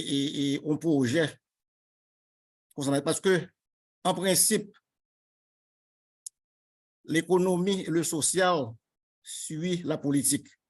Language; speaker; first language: French; non-native, local second language; Haitian Creole